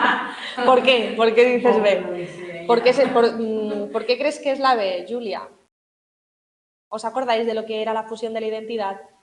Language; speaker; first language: Spanish; native; Spanish